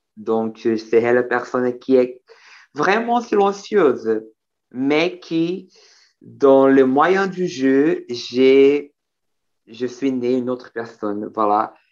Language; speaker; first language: French; non-native, learner; Portuguese